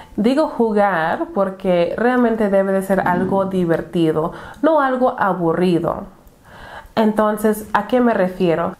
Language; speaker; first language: Spanish; non-native, fluent; English